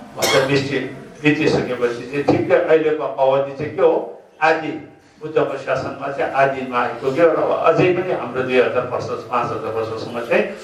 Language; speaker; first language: Nepali; non-native, local second language; Sherpa